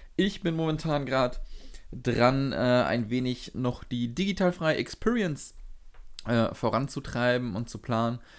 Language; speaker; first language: German; native; German